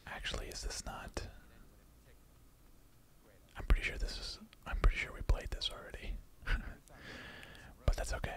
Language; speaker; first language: English; native; English